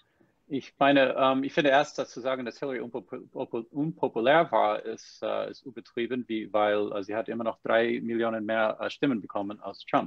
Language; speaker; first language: German; non-native, fluent; English